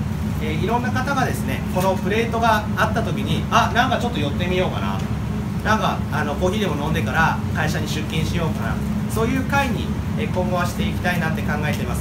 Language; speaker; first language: Japanese; native; Japanese